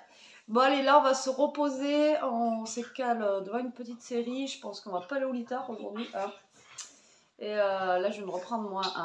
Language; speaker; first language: French; native; French